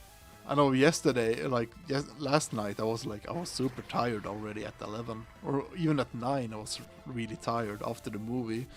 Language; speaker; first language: English; non-native, fluent; Swedish